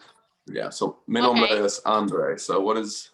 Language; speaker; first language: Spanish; non-native, learner; English